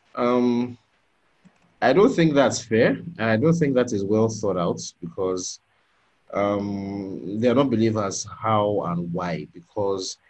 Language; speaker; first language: English; non-native, local second language; Yoruba